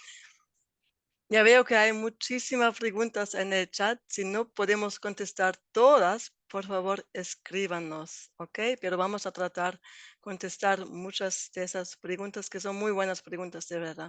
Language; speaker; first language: Spanish; non-native, fluent; German